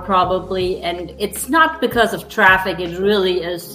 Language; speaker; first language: English; non-native, fluent; German